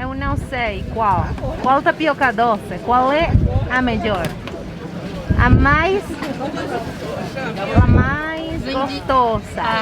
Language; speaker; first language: Portuguese; non-native, learner; Spanish